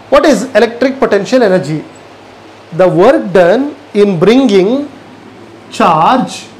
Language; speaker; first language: English; non-native, local second language; Kannada